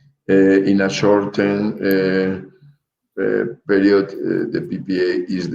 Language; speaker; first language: English; non-native, learner; Spanish